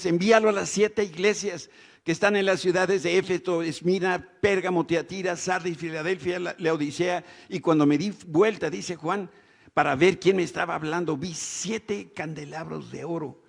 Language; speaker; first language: Spanish; native; Spanish